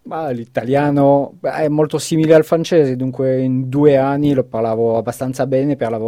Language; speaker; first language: Italian; non-native, fluent; French